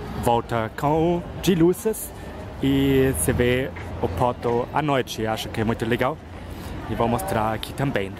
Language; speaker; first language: Portuguese; non-native, fluent; German